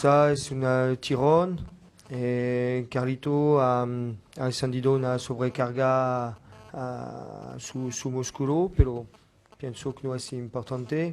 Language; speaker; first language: Spanish; non-native, fluent; French